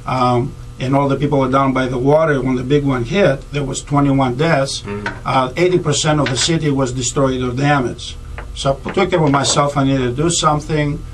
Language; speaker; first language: English; non-native, fluent; Greek